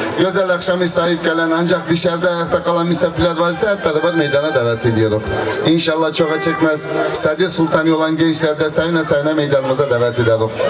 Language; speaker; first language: Turkish; early bilingual, heritage; Turkish